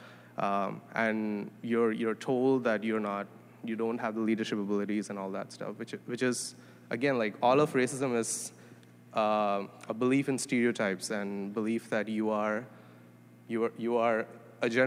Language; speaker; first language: English; non-native, local second language; Tamil